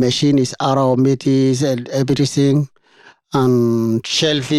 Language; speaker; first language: English; non-native, learner; Arabic